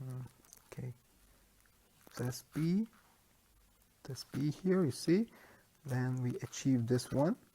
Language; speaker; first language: English; non-native, fluent; Turkish